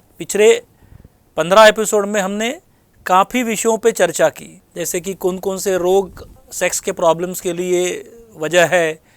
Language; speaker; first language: Hindi; non-native, local second language; Marathi